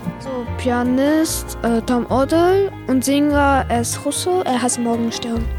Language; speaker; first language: German; non-native, learner; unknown